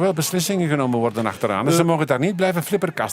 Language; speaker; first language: Dutch; native; Dutch